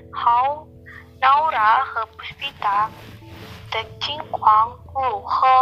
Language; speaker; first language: Chinese; non-native, learner; Indonesian